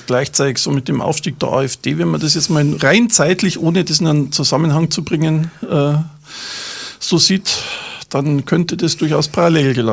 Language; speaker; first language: German; native; German